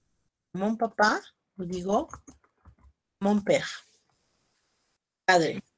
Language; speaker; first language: French; non-native, fluent; Spanish